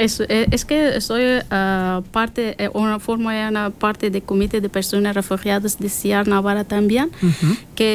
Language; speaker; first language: Spanish; non-native, learner; Persian